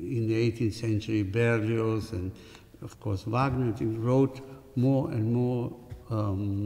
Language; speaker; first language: English; non-native, fluent; Spanish